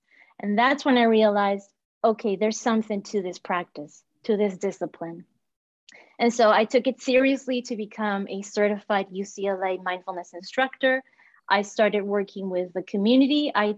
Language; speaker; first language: English; non-native, fluent; Spanish